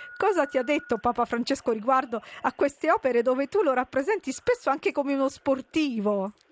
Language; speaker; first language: Italian; native; Italian